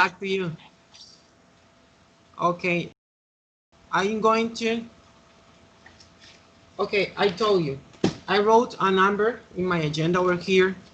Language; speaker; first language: English; non-native, fluent; Spanish